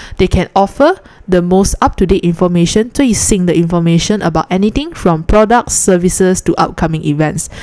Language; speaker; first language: English; non-native, local second language; Chinese